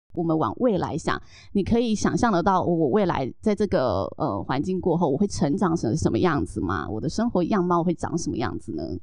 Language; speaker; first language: Chinese; native; Chinese